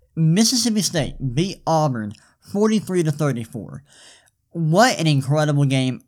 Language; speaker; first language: English; native; English